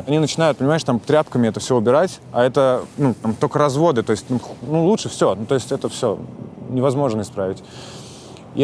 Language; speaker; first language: Russian; native; Russian